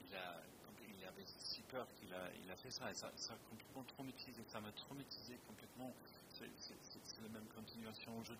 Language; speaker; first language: French; non-native, fluent; English